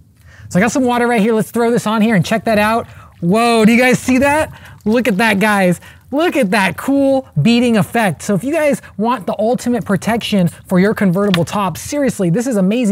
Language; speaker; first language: English; native; English